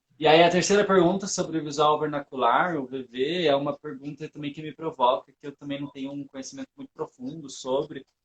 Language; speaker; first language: Portuguese; native; Portuguese